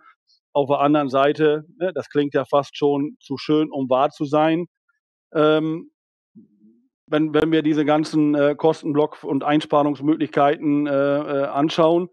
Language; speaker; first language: German; native; German